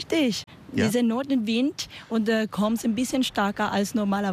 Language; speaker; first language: German; non-native, learner; Spanish